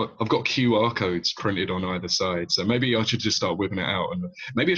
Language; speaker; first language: English; native; English